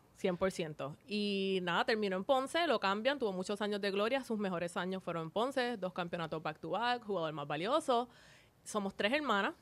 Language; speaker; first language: Spanish; native; Spanish